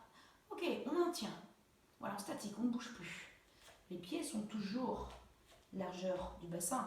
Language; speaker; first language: French; native; French